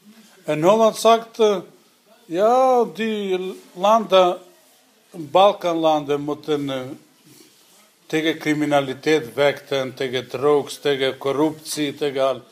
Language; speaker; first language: Dutch; non-native, learner; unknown